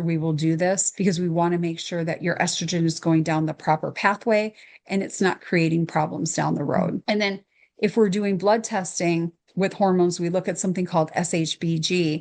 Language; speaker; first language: English; native; English